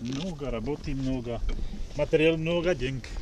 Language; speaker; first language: Russian; non-native, learner; Czech